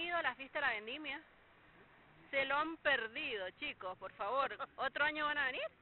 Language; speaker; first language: Spanish; native; Spanish